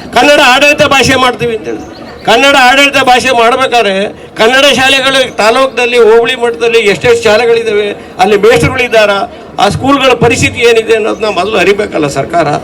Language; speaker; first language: Kannada; native; Kannada